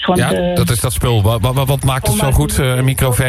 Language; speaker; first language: Dutch; native; Dutch